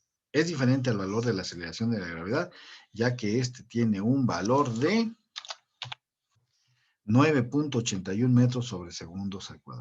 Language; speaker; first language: Spanish; native; Spanish